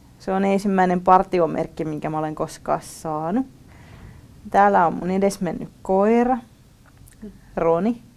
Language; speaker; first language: Finnish; native; Finnish